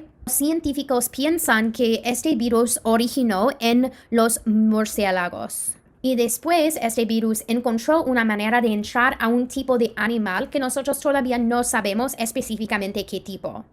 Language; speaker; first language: Spanish; non-native, fluent; English